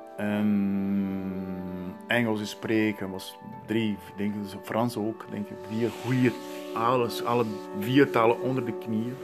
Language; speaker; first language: Dutch; non-native, learner; Portuguese